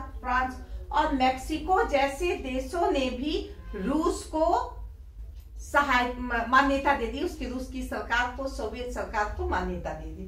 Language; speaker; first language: Hindi; native; Hindi